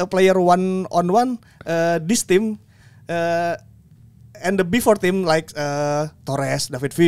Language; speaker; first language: English; non-native, learner; Indonesian